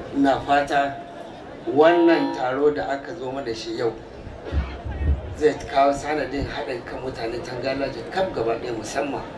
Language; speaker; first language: Hausa; native; Hausa